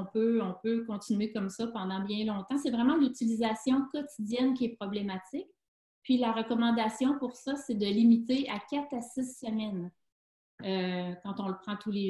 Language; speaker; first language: French; native; French